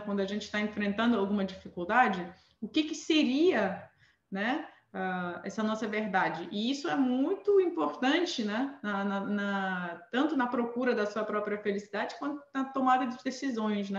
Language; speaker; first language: Portuguese; non-native, fluent; Armenian